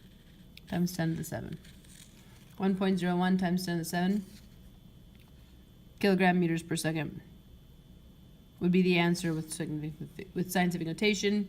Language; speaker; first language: English; native; English